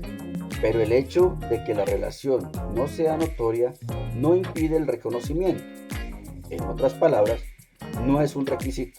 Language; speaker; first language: Spanish; native; Spanish